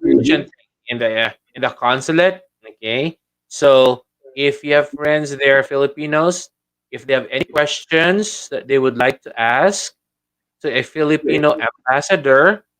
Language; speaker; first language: English; non-native, local second language; Filipino